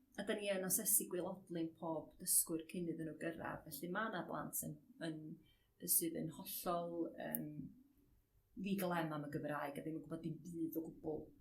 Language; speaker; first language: Welsh; native; Welsh